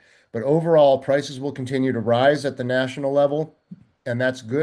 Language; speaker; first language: English; native; English